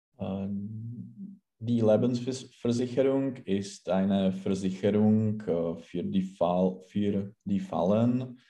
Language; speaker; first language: German; non-native, learner; Czech